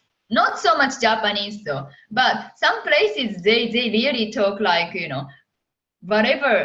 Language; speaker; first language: English; non-native, fluent; Japanese